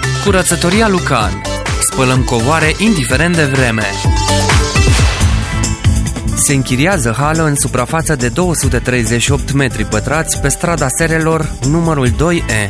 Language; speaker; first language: Romanian; native; Romanian